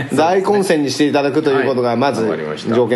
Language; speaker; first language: Japanese; native; Japanese